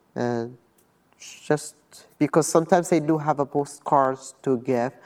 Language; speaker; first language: English; non-native, fluent; Arabic